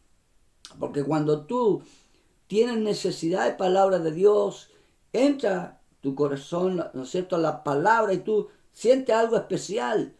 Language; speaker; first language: Spanish; native; Spanish